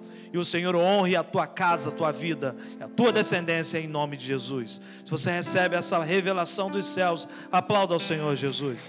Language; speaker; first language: Portuguese; native; Portuguese